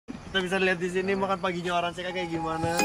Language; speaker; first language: Indonesian; native; Indonesian